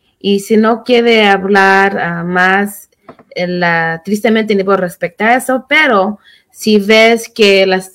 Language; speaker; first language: Spanish; early bilingual, heritage; Spanish